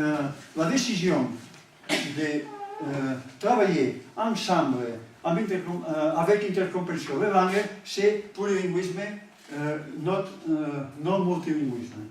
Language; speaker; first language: French; non-native, learner; Catalan